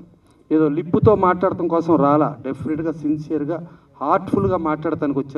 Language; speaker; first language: Telugu; native; Telugu